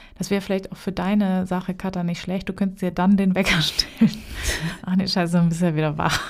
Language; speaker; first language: German; native; German